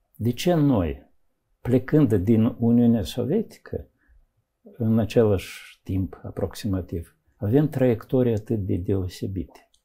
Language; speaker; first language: Romanian; native; Romanian